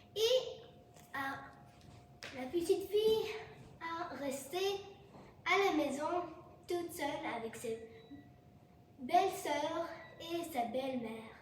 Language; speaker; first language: French; non-native, learner; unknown